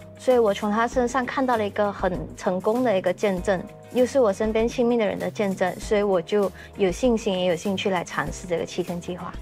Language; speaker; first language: Chinese; native; Chinese